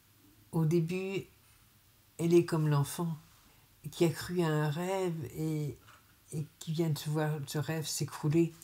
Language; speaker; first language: French; native; French